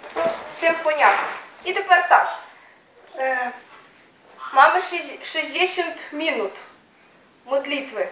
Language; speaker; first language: Polish; non-native, fluent; Ukrainian